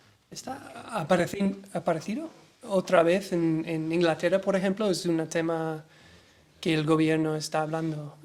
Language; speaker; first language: Spanish; non-native, learner; English